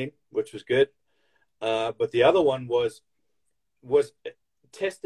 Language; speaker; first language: English; native; English